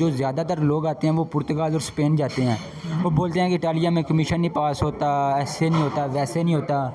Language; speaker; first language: Hindi; non-native, local second language; Punjabi